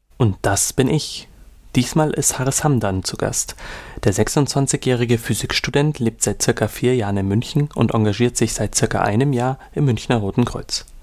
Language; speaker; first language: German; native; German